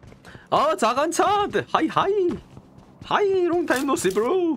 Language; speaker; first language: English; non-native, learner; Korean